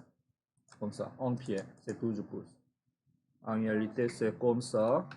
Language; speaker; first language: French; non-native, fluent; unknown